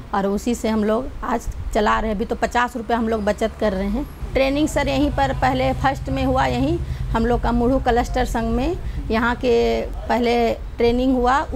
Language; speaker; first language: Hindi; native; Hindi